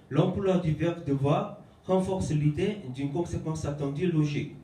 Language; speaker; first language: French; non-native, fluent; Korean